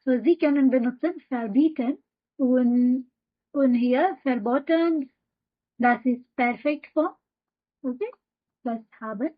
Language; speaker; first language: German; non-native, fluent; Hindi